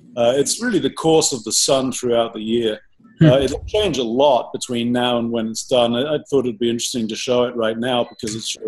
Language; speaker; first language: English; native; English